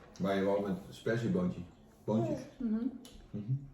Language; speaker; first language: Dutch; non-native, learner; Thai